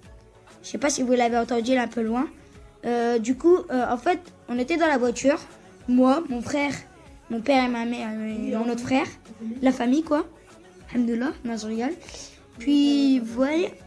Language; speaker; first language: French; early bilingual, other home language; Turkish